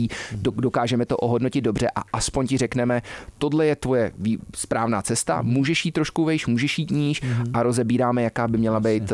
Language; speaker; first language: Czech; early bilingual, heritage; Czech